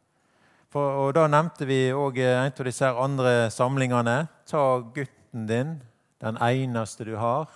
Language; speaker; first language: Norwegian; native; Norwegian